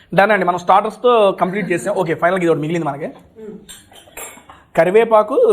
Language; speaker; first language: Telugu; native; Telugu